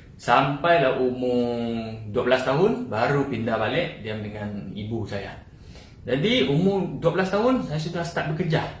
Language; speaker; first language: Malay; non-native, local second language; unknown